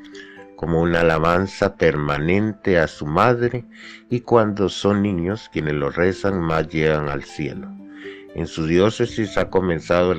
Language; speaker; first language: Spanish; native; Spanish